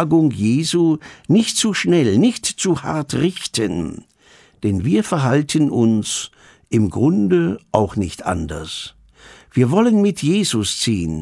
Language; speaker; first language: German; native; German